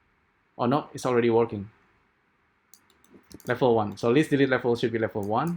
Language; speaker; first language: English; non-native, fluent; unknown